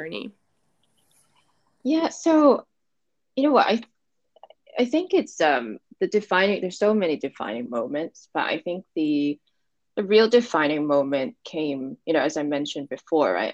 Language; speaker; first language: English; non-native, local second language; Cantonese